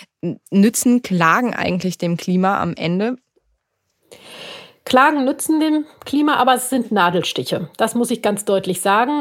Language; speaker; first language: German; native; German